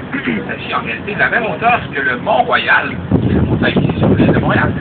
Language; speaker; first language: French; native; French